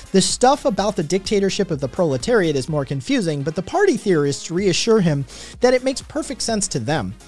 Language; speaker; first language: English; native; English